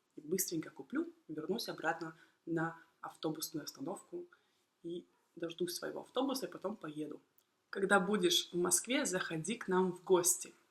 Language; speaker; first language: Russian; native; Russian